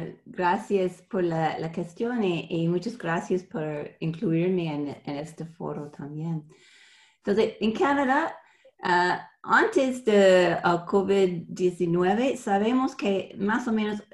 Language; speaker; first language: Spanish; non-native, fluent; English